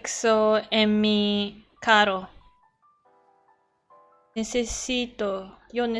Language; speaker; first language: Spanish; non-native, learner; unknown